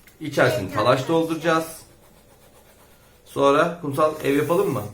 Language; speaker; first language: Turkish; native; Turkish